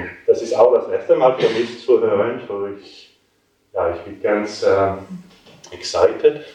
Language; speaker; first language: German; non-native, local second language; Italian